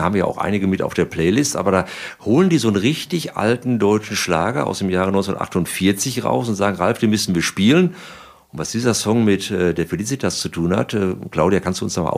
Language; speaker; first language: German; native; German